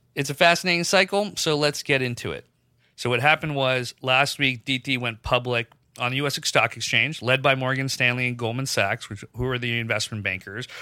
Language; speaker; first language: English; non-native, local second language; Urdu